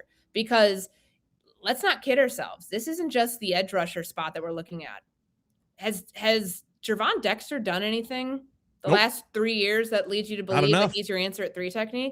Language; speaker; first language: English; native; English